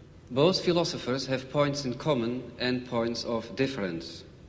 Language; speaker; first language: English; non-native, fluent; Dutch